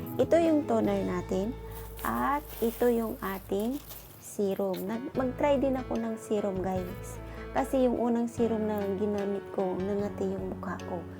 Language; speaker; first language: Filipino; non-native, local second language; Cebuano